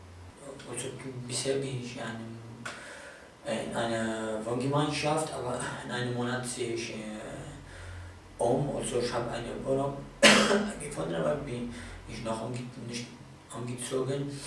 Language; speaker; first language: German; non-native, fluent; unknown